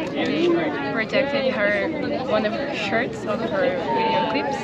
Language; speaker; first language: English; non-native, learner; Portuguese